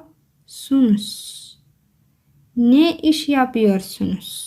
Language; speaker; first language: Turkish; non-native, learner; Somali